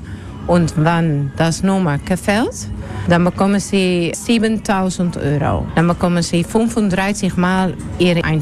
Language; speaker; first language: German; non-native, learner; Dutch